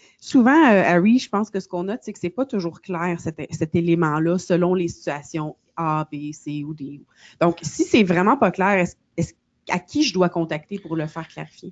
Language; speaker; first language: French; native; French